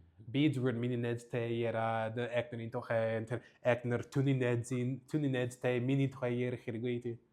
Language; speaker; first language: Mongolian; non-native, learner; English